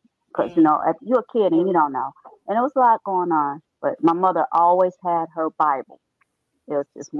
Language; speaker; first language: English; native; English